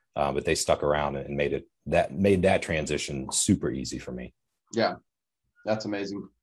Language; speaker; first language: English; native; English